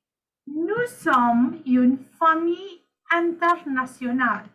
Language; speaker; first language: French; non-native, fluent; Sinhala